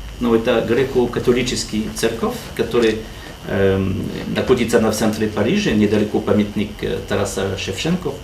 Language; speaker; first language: Russian; non-native, learner; French